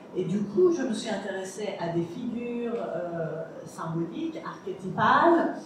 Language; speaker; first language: French; non-native, fluent; Persian